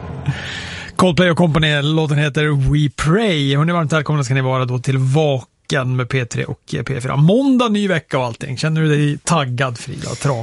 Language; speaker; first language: Swedish; native; Swedish